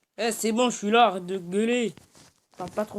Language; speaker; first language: French; native; French